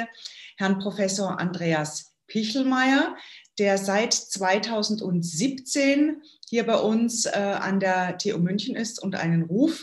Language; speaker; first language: German; native; German